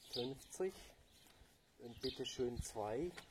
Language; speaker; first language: German; non-native, fluent; Tajik